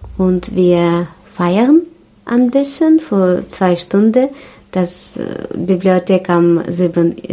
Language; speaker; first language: German; non-native, learner; Russian